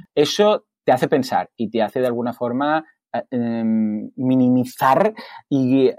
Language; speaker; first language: Spanish; native; Spanish